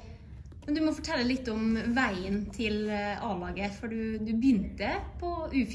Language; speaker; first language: Norwegian; native; Norwegian